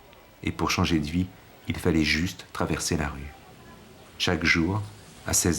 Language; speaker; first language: French; native; French